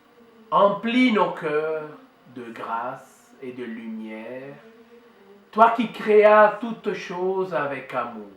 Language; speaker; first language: French; native; French